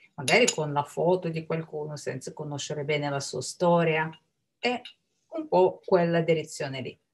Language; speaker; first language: Italian; non-native, fluent; Russian